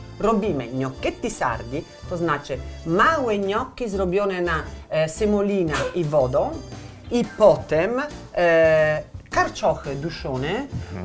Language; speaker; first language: Polish; non-native, learner; Italian